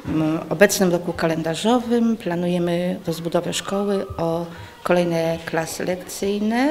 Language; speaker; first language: Polish; native; Polish